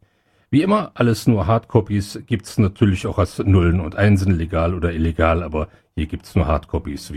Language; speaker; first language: German; native; German